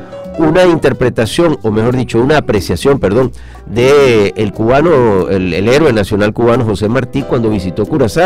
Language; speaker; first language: Spanish; native; Spanish